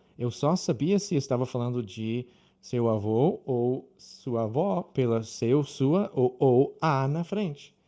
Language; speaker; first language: Portuguese; non-native, fluent; English